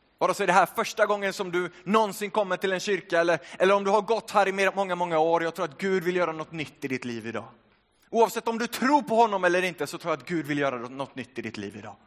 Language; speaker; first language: Swedish; early bilingual, other home language; Finnish